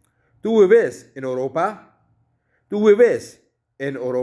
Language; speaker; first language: Spanish; non-native, fluent; Urdu